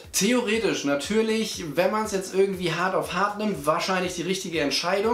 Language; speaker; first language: German; native; German